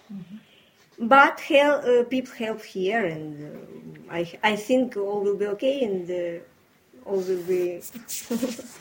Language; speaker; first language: English; non-native, learner; Ukrainian